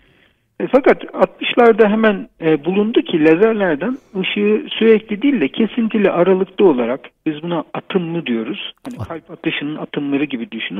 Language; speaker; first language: Turkish; native; Turkish